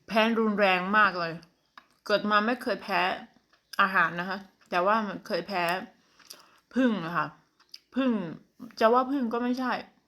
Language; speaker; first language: Thai; non-native, local second language; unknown